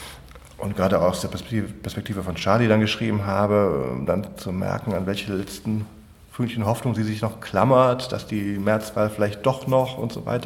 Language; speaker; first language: German; native; German